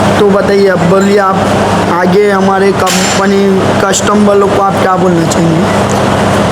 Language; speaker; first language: Hindi; native; Hindi